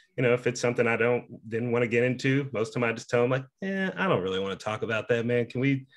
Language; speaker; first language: English; native; English